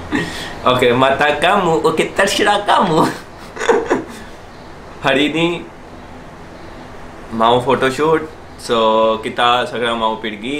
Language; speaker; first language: Indonesian; non-native, learner; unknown